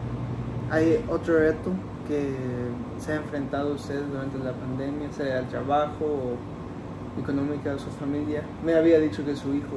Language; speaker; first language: Spanish; early bilingual, heritage; Spanish